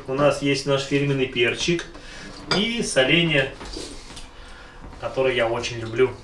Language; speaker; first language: Russian; native; Russian